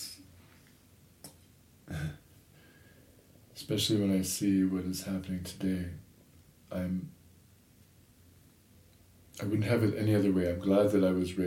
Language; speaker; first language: English; native; English